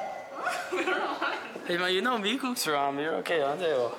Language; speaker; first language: Korean; non-native, learner; English